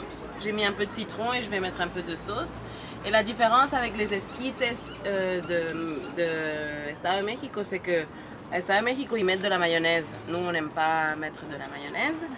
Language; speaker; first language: French; non-native, fluent; Spanish